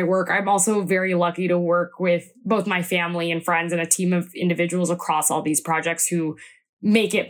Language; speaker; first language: English; native; English